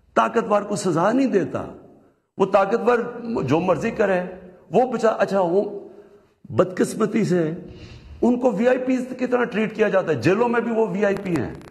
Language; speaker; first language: Urdu; native; Urdu